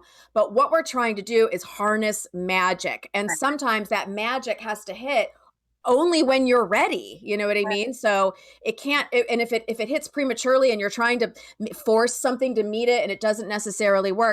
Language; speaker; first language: English; native; English